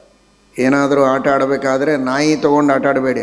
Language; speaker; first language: Kannada; native; Kannada